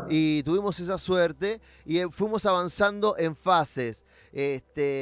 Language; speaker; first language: Spanish; native; Spanish